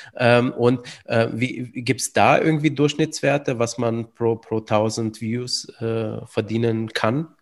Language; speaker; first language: German; early bilingual, other home language; Romanian